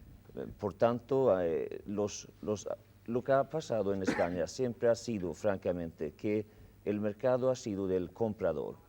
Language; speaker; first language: Spanish; non-native, fluent; Swedish